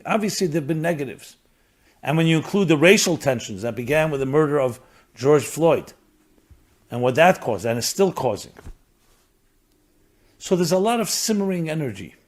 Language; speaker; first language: English; native; English